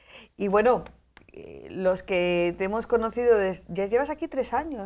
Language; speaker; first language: Spanish; native; Spanish